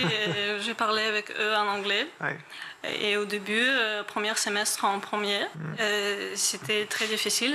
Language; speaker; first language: French; non-native, learner; Ukrainian